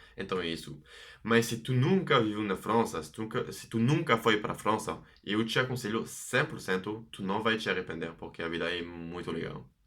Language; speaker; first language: Portuguese; non-native, fluent; French